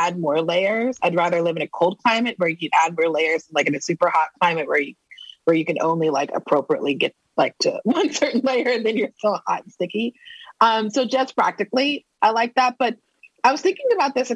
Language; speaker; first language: English; native; English